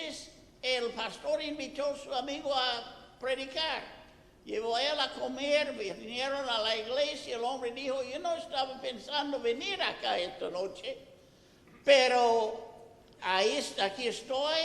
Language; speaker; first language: Spanish; non-native, fluent; English